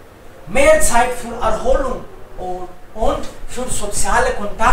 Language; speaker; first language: German; non-native, fluent; Hindi